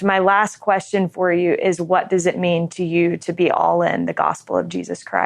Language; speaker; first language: English; native; English